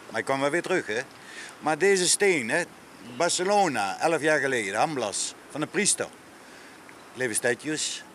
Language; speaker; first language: Dutch; native; Dutch